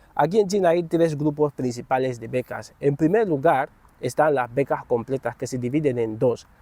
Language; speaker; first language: Spanish; native; Spanish